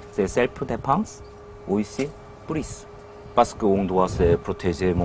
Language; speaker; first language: French; non-native, learner; Korean